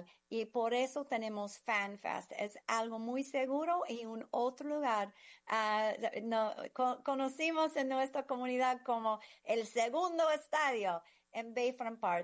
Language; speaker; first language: Spanish; non-native, fluent; English